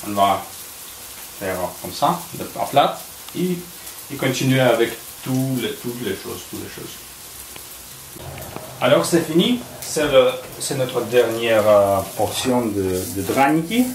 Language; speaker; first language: French; non-native, learner; Russian